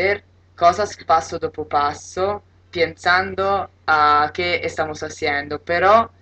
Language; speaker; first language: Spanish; non-native, learner; Italian